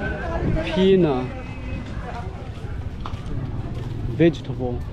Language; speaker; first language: English; non-native, learner; Chinese